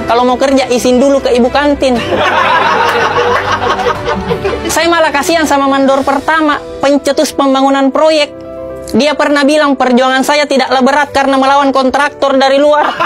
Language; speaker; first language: Indonesian; native; Indonesian